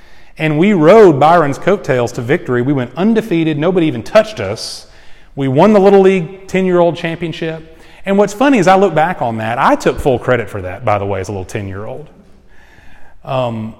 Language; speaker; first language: English; native; English